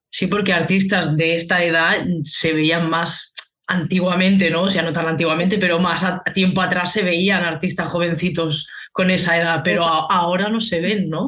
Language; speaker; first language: Spanish; native; Spanish